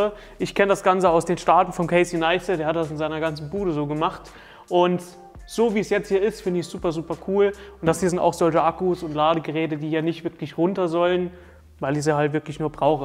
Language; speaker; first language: German; native; German